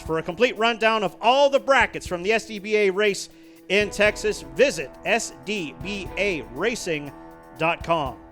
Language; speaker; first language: English; native; English